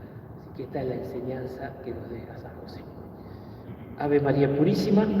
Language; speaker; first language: Spanish; native; Spanish